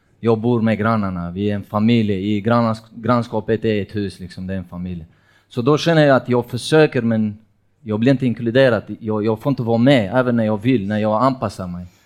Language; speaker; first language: Swedish; non-native, fluent; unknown